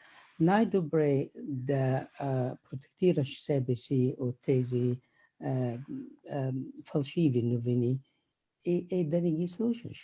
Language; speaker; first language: Bulgarian; non-native, fluent; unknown